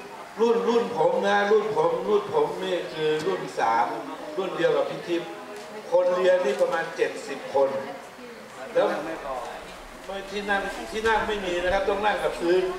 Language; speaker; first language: Thai; native; Thai